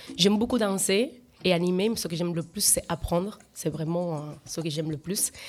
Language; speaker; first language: French; non-native, fluent; Spanish